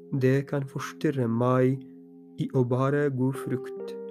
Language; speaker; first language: Norwegian; non-native, fluent; Polish